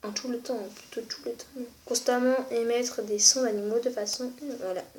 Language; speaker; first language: French; native; French